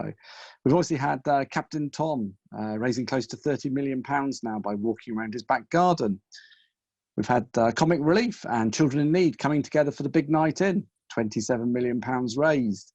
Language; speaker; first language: English; native; English